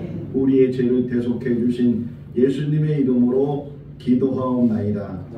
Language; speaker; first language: Korean; native; Korean